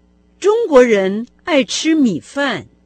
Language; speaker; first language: Chinese; non-native, fluent; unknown